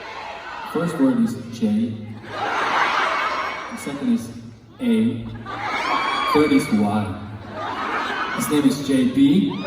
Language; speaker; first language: English; non-native, learner; Korean